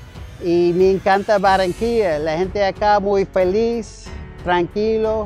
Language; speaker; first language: Spanish; non-native, learner; English